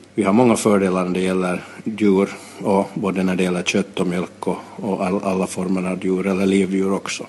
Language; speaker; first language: Swedish; native; Swedish